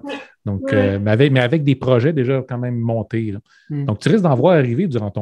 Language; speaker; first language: French; native; French